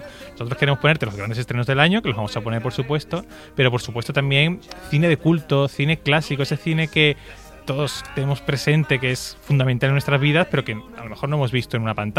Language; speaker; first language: Spanish; native; Spanish